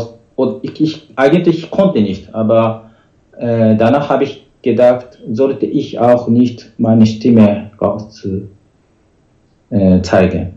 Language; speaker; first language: German; non-native, learner; Japanese